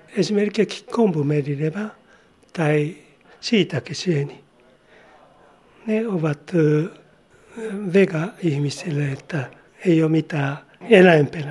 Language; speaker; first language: Finnish; non-native, learner; Japanese